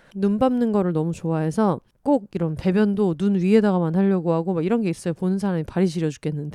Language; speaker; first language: Korean; native; Korean